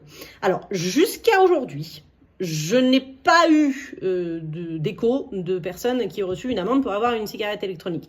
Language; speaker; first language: French; native; French